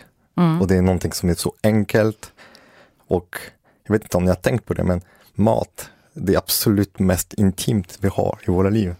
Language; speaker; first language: Swedish; native; Swedish